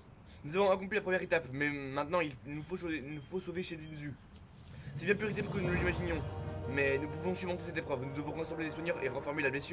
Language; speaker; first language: French; native; French